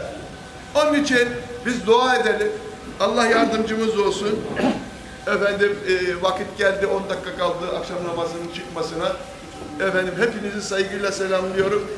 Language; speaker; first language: Turkish; native; Turkish